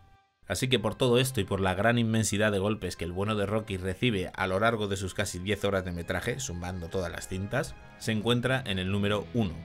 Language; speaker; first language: Spanish; native; Spanish